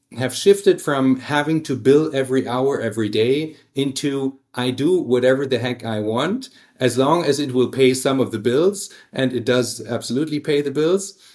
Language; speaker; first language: English; early bilingual, other home language; German